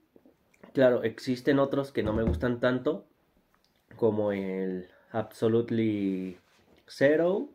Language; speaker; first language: Spanish; native; Spanish